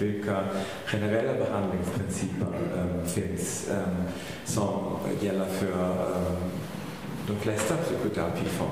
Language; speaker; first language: Swedish; non-native, fluent; German